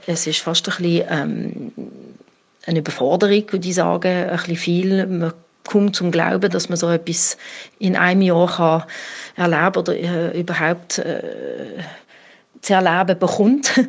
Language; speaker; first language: German; native; German